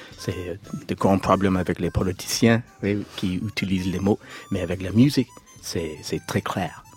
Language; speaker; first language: French; non-native, learner; English